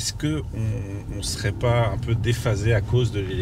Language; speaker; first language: French; native; French